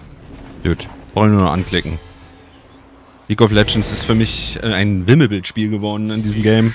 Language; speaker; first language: German; native; German